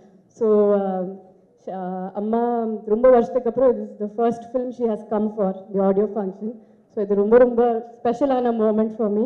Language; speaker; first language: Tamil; non-native, fluent; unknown